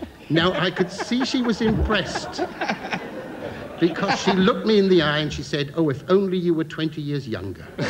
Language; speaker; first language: English; native; English